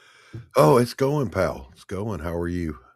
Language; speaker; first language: English; native; English